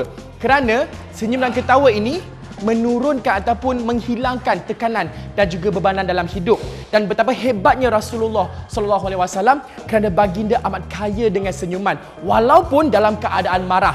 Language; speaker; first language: Malay; native; Malay